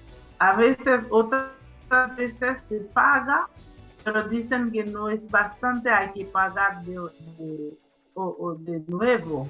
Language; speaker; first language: Spanish; non-native, fluent; Haitian Creole